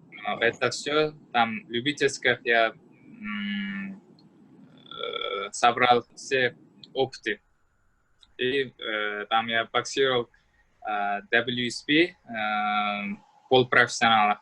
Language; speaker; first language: Russian; non-native, learner; Uzbek